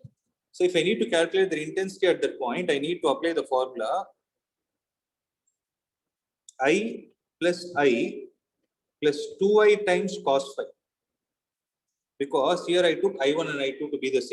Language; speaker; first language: English; non-native, local second language; Tamil